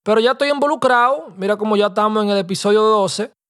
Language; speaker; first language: Spanish; early bilingual, heritage; Spanish